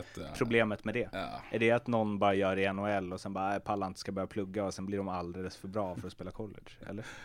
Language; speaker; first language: Swedish; native; Swedish